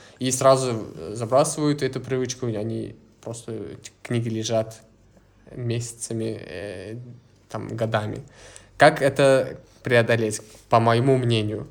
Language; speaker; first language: Russian; non-native, local second language; Uzbek